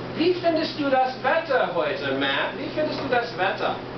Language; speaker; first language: German; non-native, fluent; English